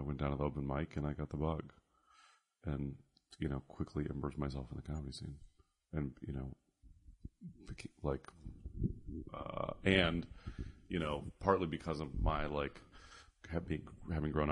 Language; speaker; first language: English; native; English